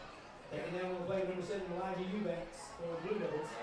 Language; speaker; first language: English; native; English